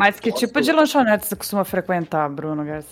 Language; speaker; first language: Portuguese; native; Portuguese